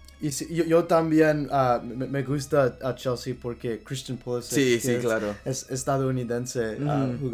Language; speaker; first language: Spanish; non-native, learner; English